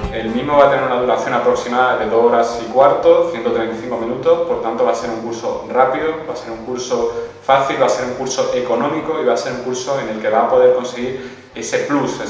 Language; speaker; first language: Spanish; native; Spanish